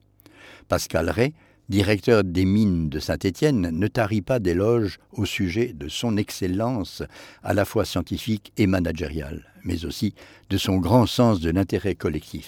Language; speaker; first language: French; native; French